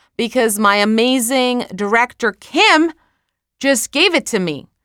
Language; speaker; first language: English; non-native, fluent; Croatian